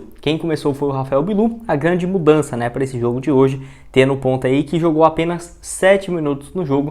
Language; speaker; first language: Portuguese; native; Portuguese